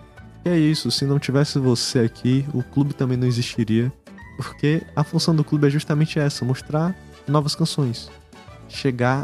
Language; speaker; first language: Portuguese; native; Portuguese